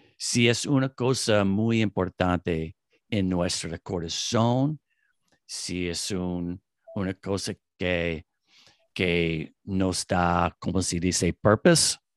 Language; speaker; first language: Spanish; non-native, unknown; English